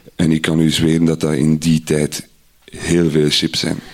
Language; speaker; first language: Dutch; native; Dutch